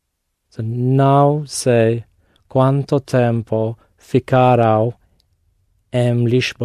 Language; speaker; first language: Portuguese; non-native, learner; English